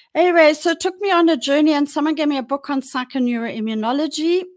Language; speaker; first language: English; native; English